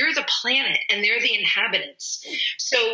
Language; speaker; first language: English; native; English